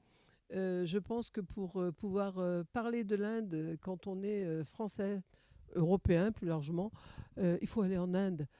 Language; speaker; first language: French; native; French